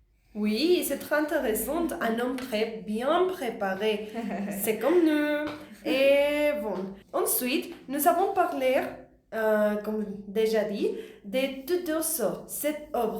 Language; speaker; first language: French; non-native, learner; Spanish